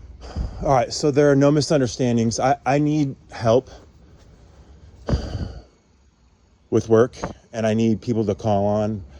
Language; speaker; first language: English; native; English